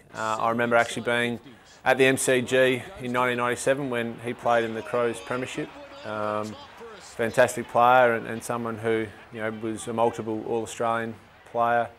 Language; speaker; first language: English; native; English